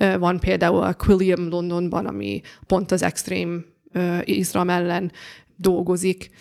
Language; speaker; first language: Hungarian; early bilingual, heritage; Hungarian